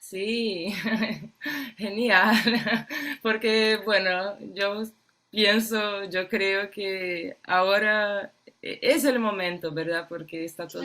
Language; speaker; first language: Spanish; non-native, fluent; Portuguese